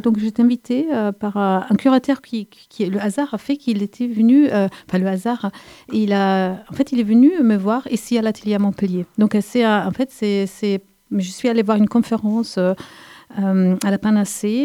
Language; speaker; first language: French; non-native, fluent; German